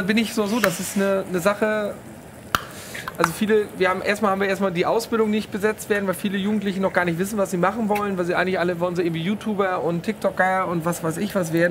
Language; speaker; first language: German; native; German